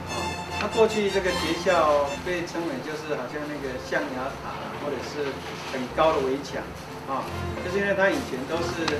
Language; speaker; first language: Chinese; native; Chinese